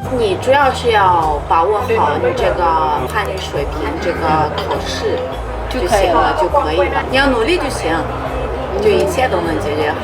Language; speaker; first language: Chinese; non-native, fluent; Russian